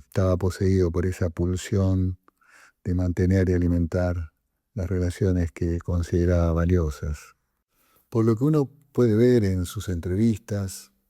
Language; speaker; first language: Spanish; native; Spanish